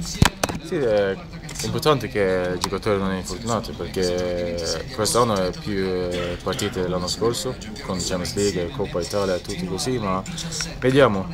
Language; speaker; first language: Italian; non-native, learner; Norwegian